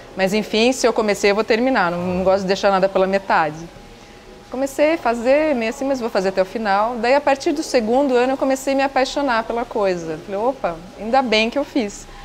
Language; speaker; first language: Portuguese; native; Portuguese